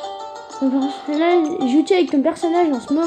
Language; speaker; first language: French; native; French